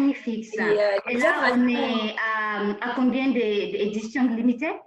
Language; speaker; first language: French; non-native, fluent; English